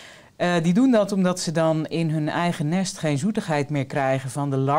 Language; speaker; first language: Dutch; native; Dutch